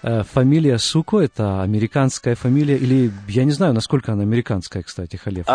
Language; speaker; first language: Russian; native; Russian